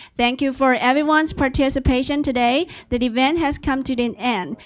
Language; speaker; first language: English; non-native, fluent; Chinese